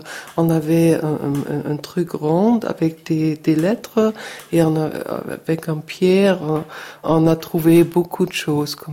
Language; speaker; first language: French; non-native, fluent; German